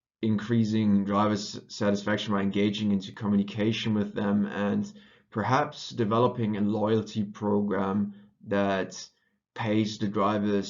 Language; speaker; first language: English; non-native, fluent; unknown